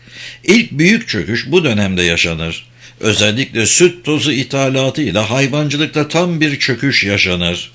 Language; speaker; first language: Turkish; native; Turkish